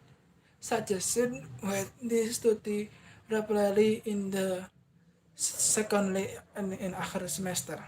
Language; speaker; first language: English; non-native, learner; Indonesian